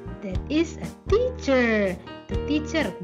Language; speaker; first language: English; non-native, fluent; Indonesian